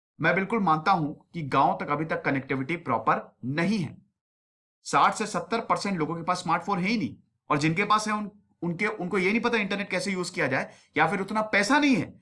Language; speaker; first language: Hindi; native; Hindi